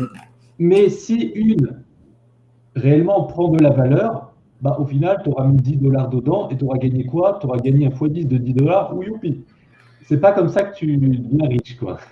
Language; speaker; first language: French; native; French